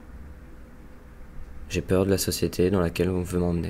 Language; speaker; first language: French; native; French